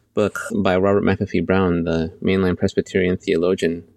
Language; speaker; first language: English; native; English